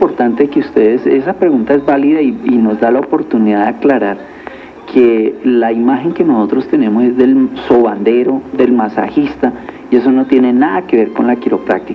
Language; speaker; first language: Spanish; native; Spanish